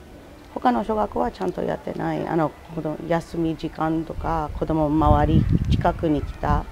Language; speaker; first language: Japanese; non-native, learner; English